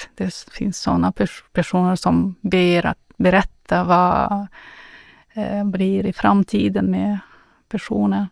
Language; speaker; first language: Swedish; non-native, learner; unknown